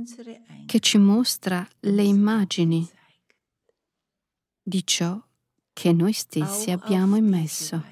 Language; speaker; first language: Italian; native; Italian